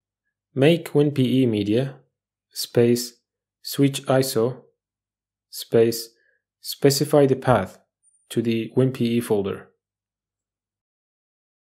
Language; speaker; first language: English; non-native, fluent; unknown